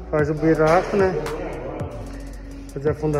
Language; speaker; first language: Portuguese; native; Portuguese